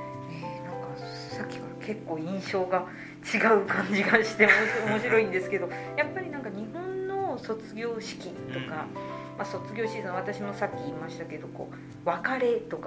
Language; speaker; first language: Japanese; native; Japanese